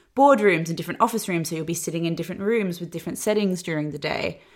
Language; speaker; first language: English; native; English